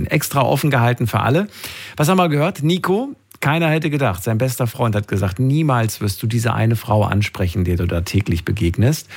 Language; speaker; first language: German; native; German